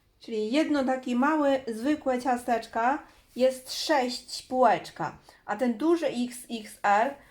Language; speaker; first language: Polish; non-native, learner; Chinese